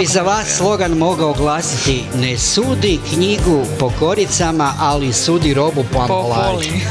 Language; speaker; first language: Croatian; native; Croatian